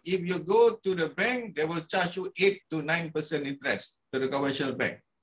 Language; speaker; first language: English; non-native, local second language; Malay